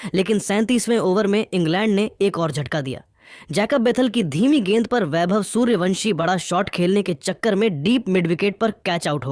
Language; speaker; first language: Hindi; native; Hindi